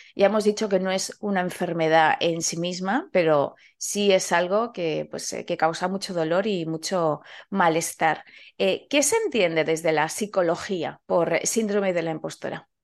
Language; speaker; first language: Spanish; non-native, local second language; Catalan